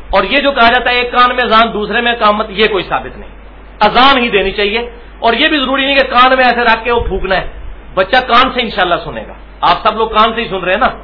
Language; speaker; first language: Urdu; non-native, local second language; Punjabi